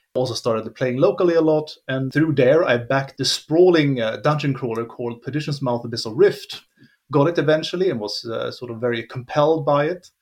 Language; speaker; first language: English; non-native, fluent; Swedish